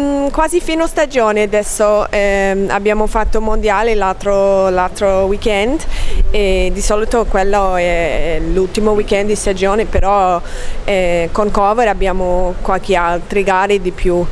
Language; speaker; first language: Italian; non-native, learner; English